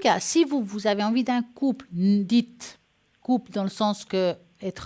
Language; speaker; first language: French; native; French